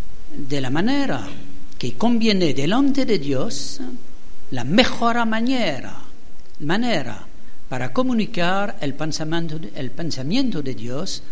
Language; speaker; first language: Spanish; non-native, fluent; French